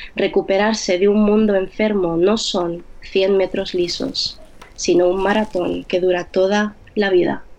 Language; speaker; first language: Spanish; early bilingual, other home language; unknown